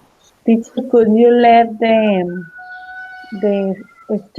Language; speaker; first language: English; non-native, learner; Spanish